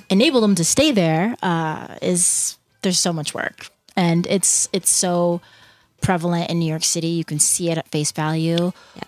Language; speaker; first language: English; native; English